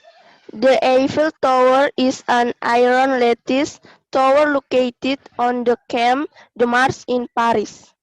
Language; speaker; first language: English; non-native, learner; Indonesian